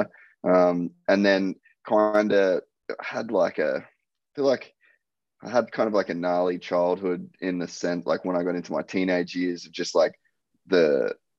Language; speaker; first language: English; native; English